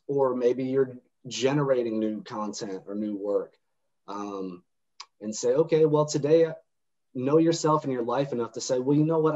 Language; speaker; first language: English; native; English